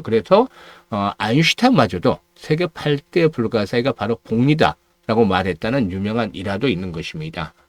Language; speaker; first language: Korean; native; Korean